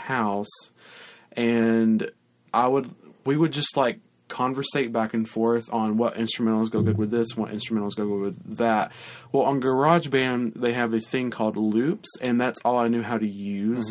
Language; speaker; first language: English; native; English